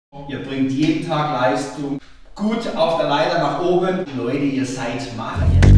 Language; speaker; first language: German; native; German